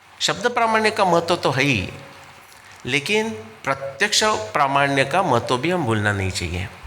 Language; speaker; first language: Hindi; non-native, local second language; Marathi